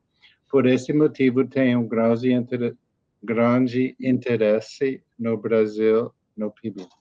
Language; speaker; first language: Portuguese; non-native, learner; English